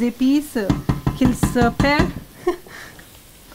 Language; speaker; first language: French; non-native, learner; Hindi